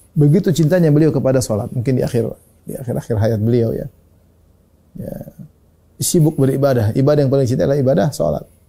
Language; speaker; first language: Malay; native; Malay